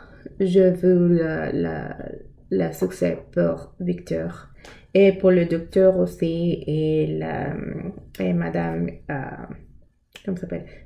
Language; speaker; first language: French; non-native, learner; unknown